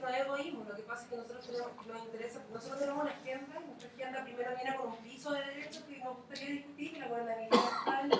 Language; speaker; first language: Spanish; native; Spanish